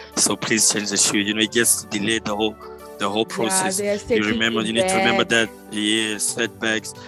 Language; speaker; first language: English; non-native, local second language; Tswana